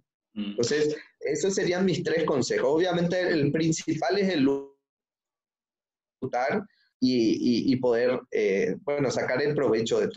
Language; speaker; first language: Spanish; native; Spanish